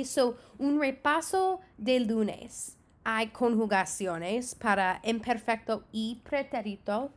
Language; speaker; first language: Spanish; non-native, fluent; English